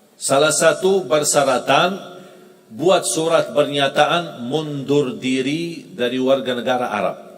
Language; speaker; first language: Indonesian; non-native, fluent; Arabic